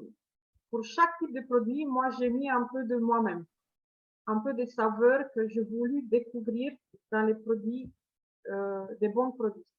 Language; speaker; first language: French; non-native, fluent; Romanian